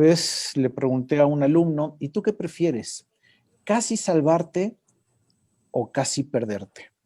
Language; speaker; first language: Spanish; native; Spanish